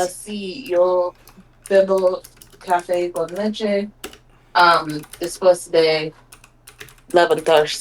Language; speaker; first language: Spanish; non-native, learner; English